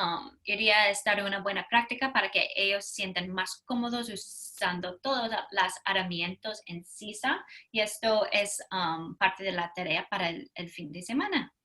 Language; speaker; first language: Spanish; non-native, fluent; English